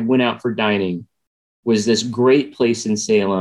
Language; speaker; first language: English; native; English